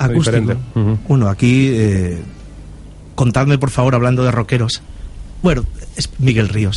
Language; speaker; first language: Spanish; native; Spanish